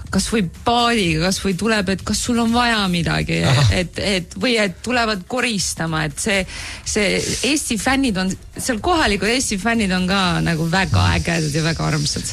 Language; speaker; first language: Estonian; native; Estonian